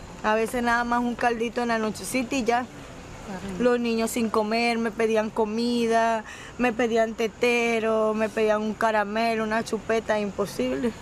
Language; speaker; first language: Spanish; native; Spanish